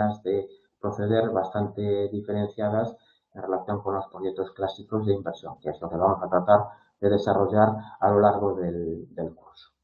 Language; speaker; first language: Spanish; native; Spanish